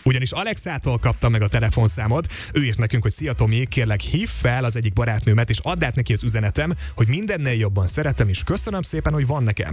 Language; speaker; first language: Hungarian; native; Hungarian